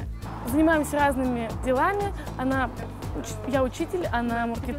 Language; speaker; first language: Russian; native; Russian